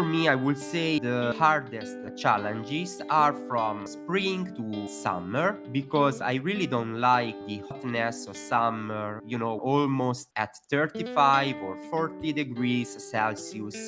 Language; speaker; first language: English; non-native, fluent; Italian